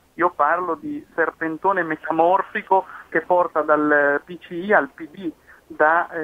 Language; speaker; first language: Italian; native; Italian